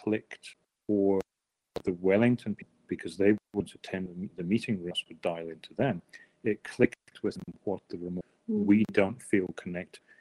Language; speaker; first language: English; native; English